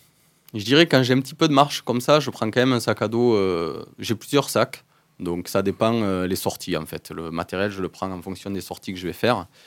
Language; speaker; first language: French; native; French